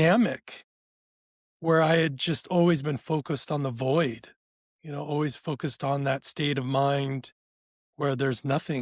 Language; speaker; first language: English; native; English